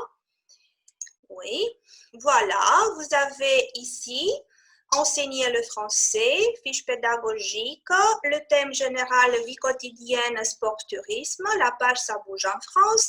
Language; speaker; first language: French; non-native, fluent; Romanian